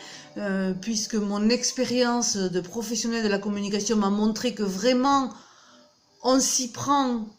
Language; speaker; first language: French; native; French